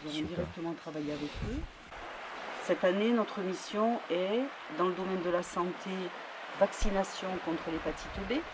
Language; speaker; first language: French; native; French